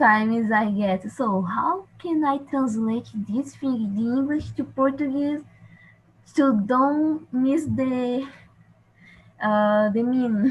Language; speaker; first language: English; non-native, learner; Portuguese